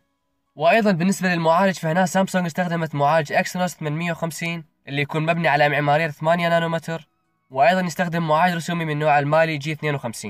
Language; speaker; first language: Arabic; native; Arabic